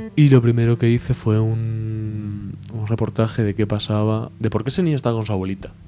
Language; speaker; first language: Spanish; native; Spanish